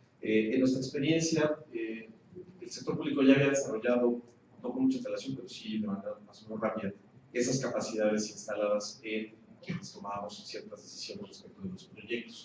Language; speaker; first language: Spanish; native; Spanish